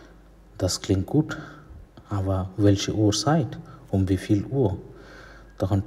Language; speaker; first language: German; non-native, fluent; Bangla